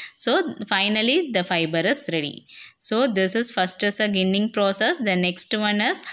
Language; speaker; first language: English; non-native, local second language; Tamil